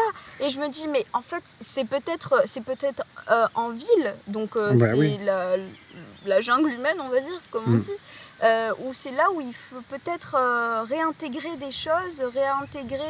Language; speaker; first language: French; native; French